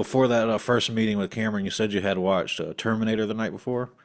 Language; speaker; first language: English; native; English